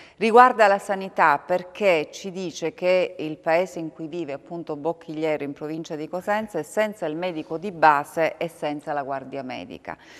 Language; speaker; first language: Italian; native; Italian